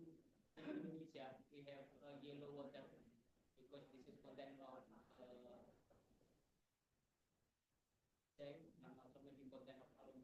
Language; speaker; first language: English; non-native, learner; Indonesian